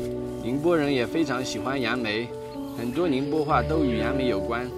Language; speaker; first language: Chinese; native; Chinese